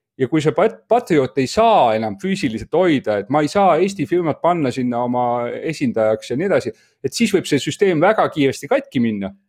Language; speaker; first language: Estonian; native; Estonian